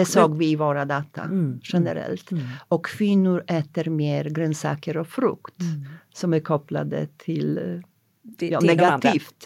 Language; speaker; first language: Swedish; non-native, fluent; Polish